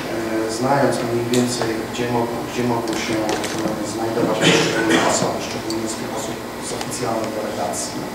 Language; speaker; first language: Polish; native; Polish